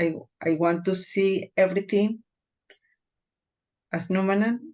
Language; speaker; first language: English; non-native, fluent; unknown